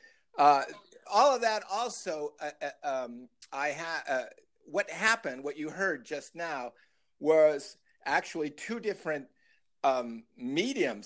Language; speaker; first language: English; native; English